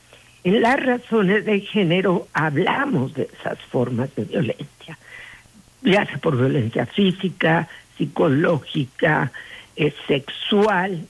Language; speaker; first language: Spanish; native; Spanish